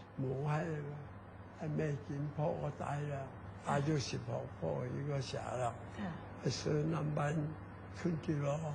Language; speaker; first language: Thai; non-native, learner; Chinese